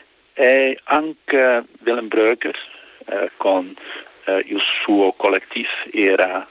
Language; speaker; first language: Italian; non-native, fluent; Dutch